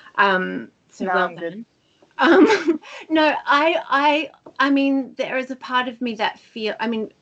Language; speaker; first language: English; native; English